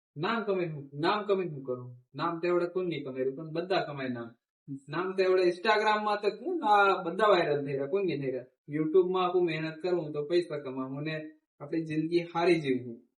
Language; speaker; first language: Gujarati; non-native, local second language; Bhili